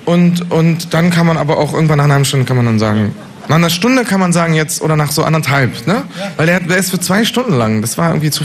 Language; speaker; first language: German; native; German